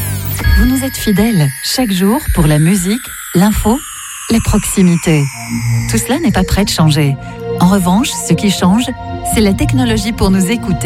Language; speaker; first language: French; native; French